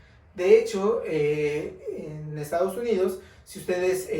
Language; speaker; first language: Spanish; native; Spanish